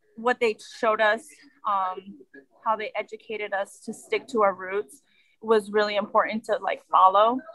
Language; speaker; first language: English; early bilingual, other home language; Spanish